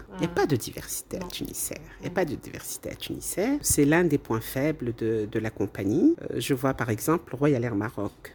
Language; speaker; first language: French; native; French